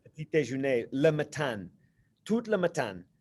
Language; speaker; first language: French; non-native, learner; English